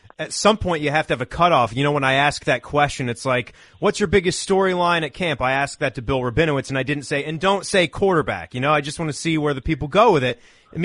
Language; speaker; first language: English; native; English